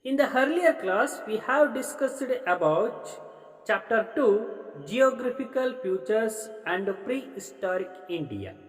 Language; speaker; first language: English; non-native, local second language; Kannada